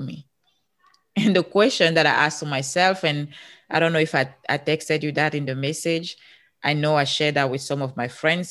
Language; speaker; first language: English; non-native, local second language; French